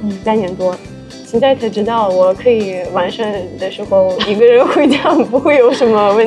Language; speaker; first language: Chinese; non-native, fluent; Russian